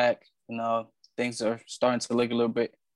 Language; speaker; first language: English; early bilingual, other home language; Spanish